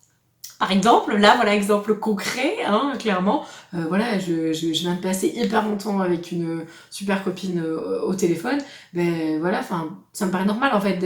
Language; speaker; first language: French; native; French